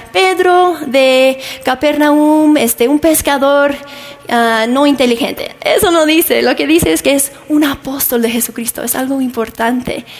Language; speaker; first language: Spanish; non-native, fluent; English